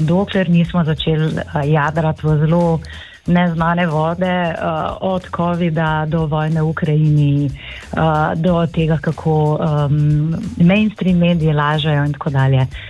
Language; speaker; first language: Slovenian; native; Slovenian